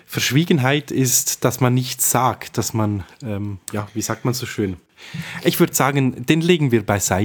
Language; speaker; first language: German; native; German